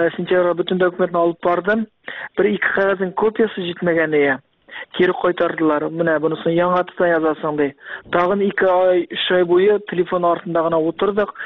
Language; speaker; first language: Tatar; early bilingual, heritage; Tatar